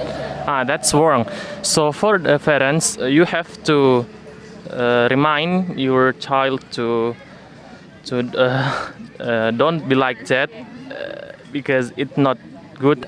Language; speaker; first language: English; non-native, learner; Indonesian